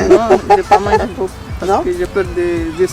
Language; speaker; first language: French; non-native, learner; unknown